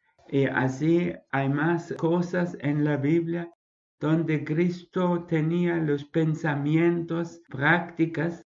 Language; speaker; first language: Spanish; non-native, fluent; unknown